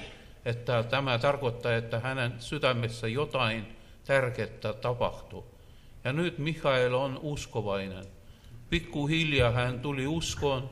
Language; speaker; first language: Finnish; non-native, learner; Russian